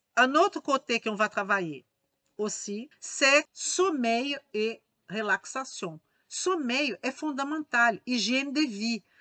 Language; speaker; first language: French; native; French